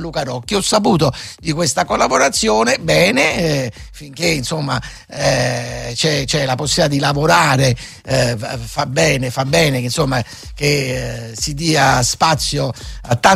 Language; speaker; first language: Italian; native; Italian